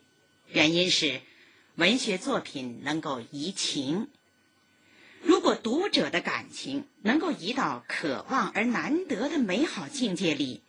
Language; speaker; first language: Chinese; native; Chinese